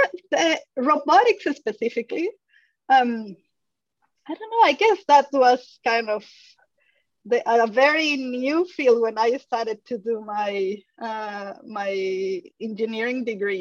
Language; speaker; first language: English; non-native, fluent; Spanish